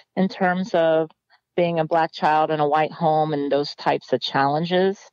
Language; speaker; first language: English; native; English